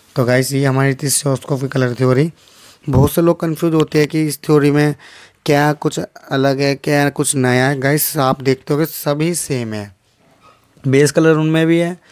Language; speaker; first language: Hindi; native; Hindi